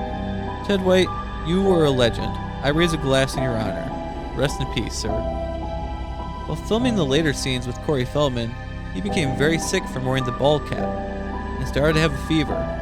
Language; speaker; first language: English; native; English